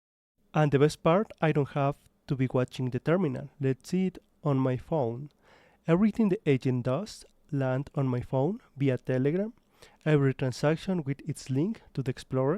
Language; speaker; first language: English; non-native, fluent; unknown